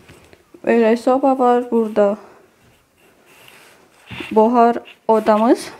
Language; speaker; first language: Turkish; non-native, learner; Romanian